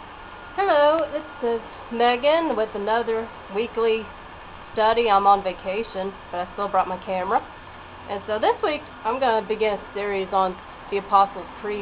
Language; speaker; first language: English; native; English